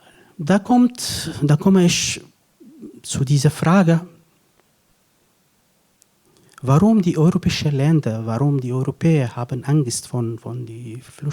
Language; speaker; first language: German; non-native, fluent; Kurdish